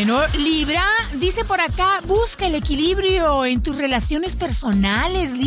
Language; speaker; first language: Spanish; native; Spanish